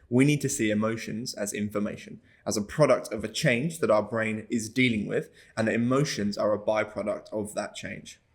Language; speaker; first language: English; native; English